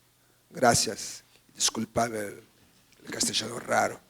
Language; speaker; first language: Spanish; non-native, fluent; Portuguese